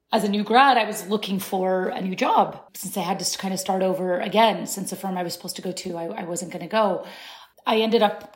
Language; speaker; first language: English; early bilingual, other home language; Arabic